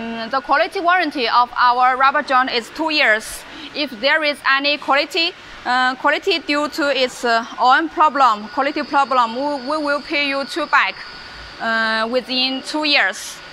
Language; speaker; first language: English; non-native, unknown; Chinese